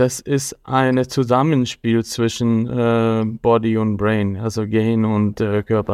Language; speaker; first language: German; non-native, fluent; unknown